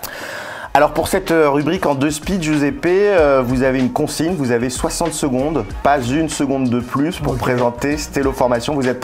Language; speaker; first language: French; native; French